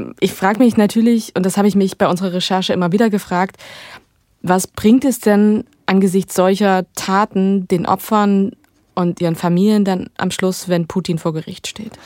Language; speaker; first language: German; native; German